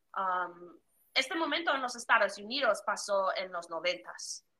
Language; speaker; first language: Spanish; non-native, learner; English